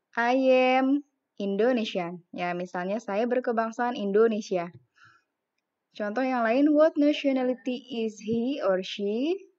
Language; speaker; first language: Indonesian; native; Indonesian